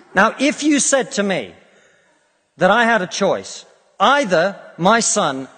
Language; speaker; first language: English; non-native, fluent; Russian